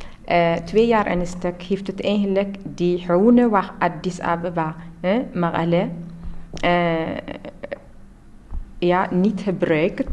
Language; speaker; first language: Dutch; non-native, learner; Tigrinya